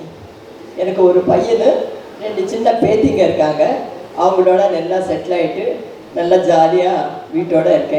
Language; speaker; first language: Tamil; non-native, local second language; Telugu